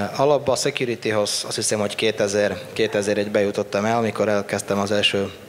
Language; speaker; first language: Hungarian; non-native, fluent; Slovak